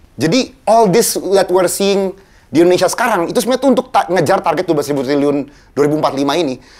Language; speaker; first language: Indonesian; native; Indonesian